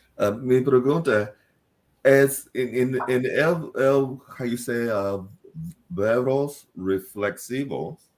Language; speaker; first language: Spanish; non-native, learner; English